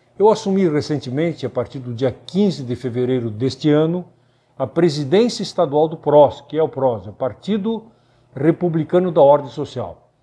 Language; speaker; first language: Portuguese; native; Portuguese